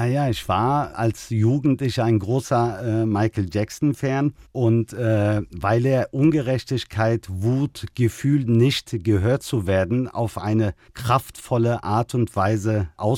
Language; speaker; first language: German; early bilingual, other home language; Turkish